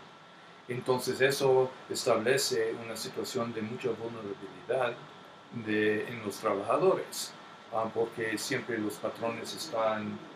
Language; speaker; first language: Spanish; non-native, fluent; English